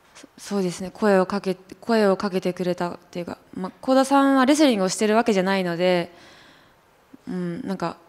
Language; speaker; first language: Japanese; native; Japanese